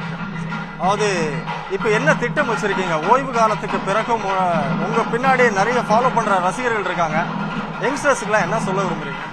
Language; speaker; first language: Tamil; native; Tamil